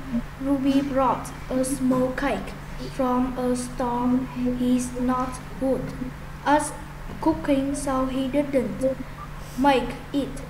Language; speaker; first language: English; non-native, learner; Vietnamese